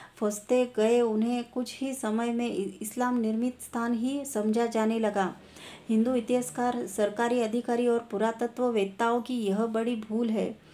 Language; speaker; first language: Hindi; non-native, local second language; Marathi